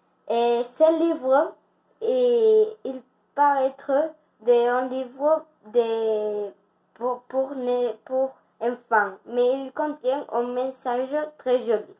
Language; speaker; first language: French; non-native, learner; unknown